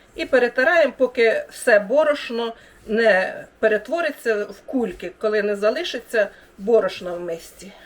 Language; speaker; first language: Ukrainian; native; Ukrainian